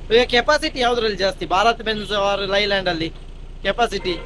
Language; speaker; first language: Kannada; non-native, local second language; Tulu